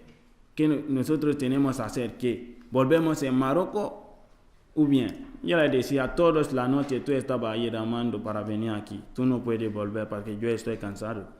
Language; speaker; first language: Spanish; non-native, learner; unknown